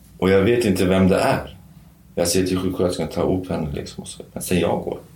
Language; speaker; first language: Swedish; non-native, fluent; Kurdish